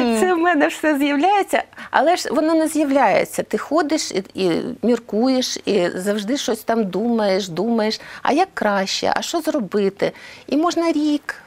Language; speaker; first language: Ukrainian; non-native, local second language; Russian